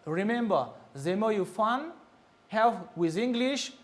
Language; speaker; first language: English; non-native, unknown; Tajik